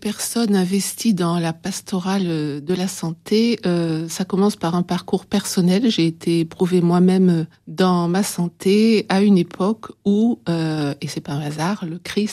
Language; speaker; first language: French; native; French